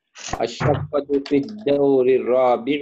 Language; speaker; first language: Arabic; non-native, learner; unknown